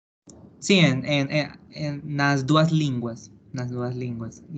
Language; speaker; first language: Portuguese; non-native, learner; Spanish